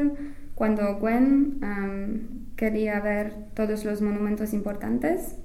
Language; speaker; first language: Spanish; non-native, fluent; English